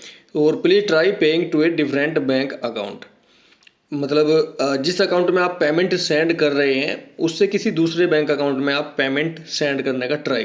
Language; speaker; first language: Hindi; native; Hindi